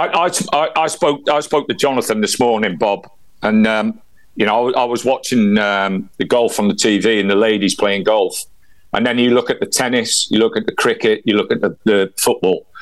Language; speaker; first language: English; native; English